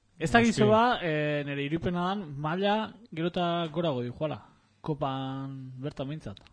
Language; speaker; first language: Basque; native; Basque